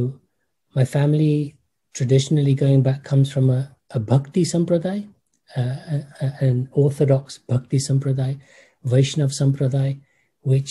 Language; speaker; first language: English; native; English